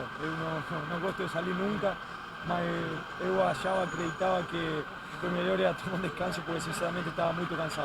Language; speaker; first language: Portuguese; non-native, fluent; Spanish